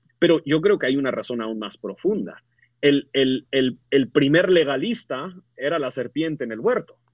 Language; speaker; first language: Spanish; early bilingual, other home language; English